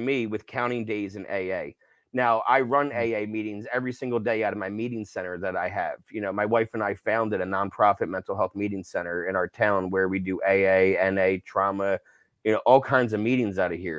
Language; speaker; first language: English; native; English